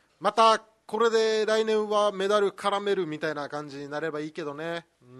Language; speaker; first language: Japanese; native; Japanese